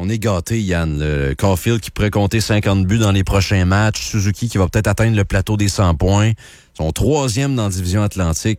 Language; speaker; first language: French; native; French